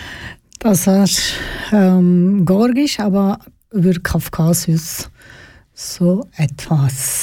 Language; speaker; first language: German; non-native, learner; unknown